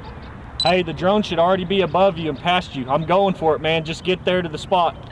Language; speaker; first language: English; native; English